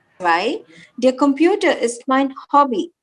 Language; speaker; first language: German; non-native, learner; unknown